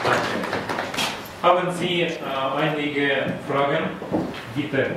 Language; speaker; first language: German; non-native, learner; Russian